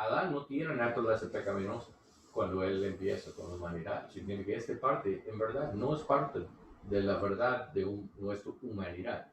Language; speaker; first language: Spanish; non-native, learner; English